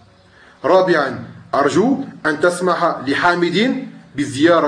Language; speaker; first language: Arabic; non-native, fluent; French